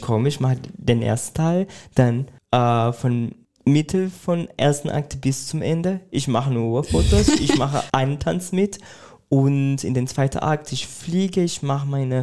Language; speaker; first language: German; non-native, fluent; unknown